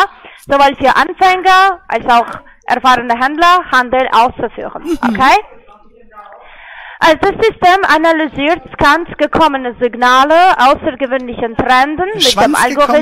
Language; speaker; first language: German; non-native, learner; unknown